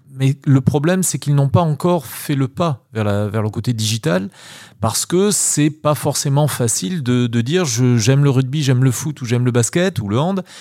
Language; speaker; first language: French; native; French